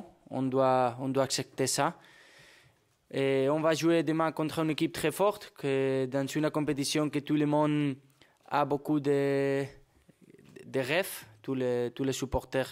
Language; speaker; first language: French; non-native, fluent; Spanish